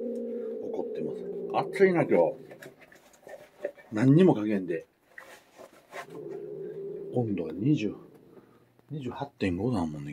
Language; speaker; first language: Japanese; native; Japanese